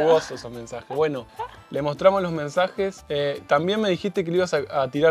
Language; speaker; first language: Spanish; native; Spanish